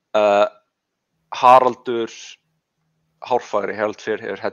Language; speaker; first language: English; non-native, fluent; Icelandic